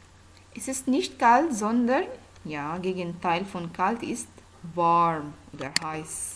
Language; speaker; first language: German; non-native, fluent; Arabic